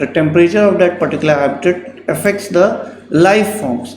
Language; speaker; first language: English; non-native, local second language; Hindi